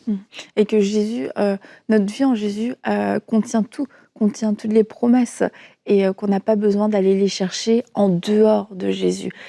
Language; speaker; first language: French; native; French